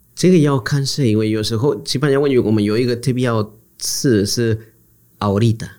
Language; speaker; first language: Chinese; non-native, learner; Spanish